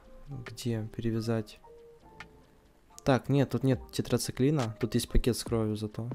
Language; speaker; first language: Russian; native; Russian